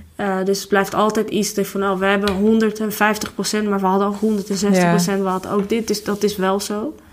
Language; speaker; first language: Dutch; non-native, fluent; Albanian